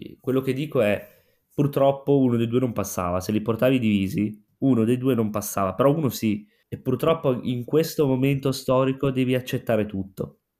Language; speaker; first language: Italian; native; Italian